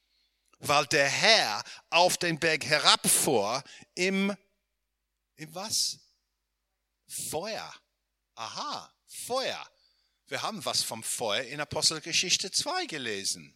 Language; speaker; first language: German; non-native, fluent; English